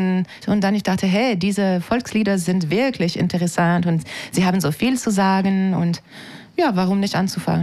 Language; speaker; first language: German; non-native, fluent; French